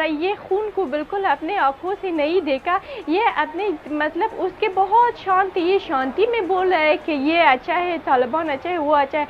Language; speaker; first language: Hindi; non-native, fluent; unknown